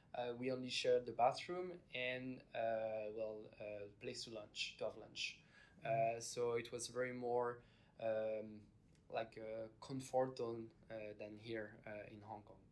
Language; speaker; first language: English; non-native, fluent; French